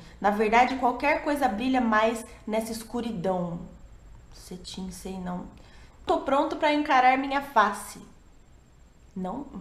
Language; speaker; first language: Portuguese; native; Portuguese